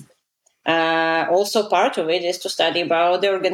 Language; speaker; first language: English; non-native, fluent; Russian